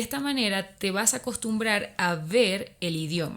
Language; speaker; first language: Spanish; native; Spanish